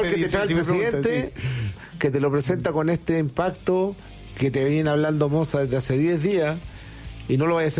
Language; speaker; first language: Spanish; native; Spanish